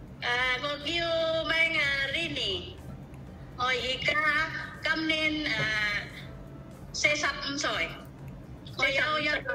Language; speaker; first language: Cantonese; non-native, learner; Indonesian